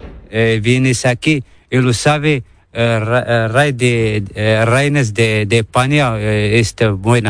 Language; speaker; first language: Spanish; non-native, learner; Arabic